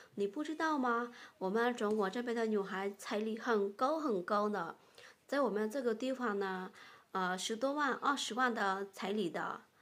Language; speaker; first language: Chinese; non-native, fluent; Lao